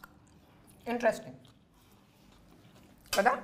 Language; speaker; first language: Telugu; non-native, learner; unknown